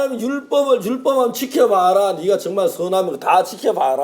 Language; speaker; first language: Korean; native; Korean